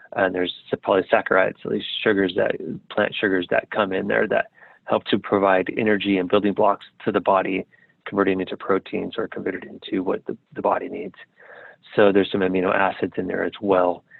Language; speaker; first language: English; native; English